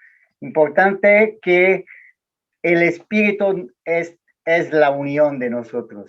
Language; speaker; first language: Spanish; non-native, learner; Portuguese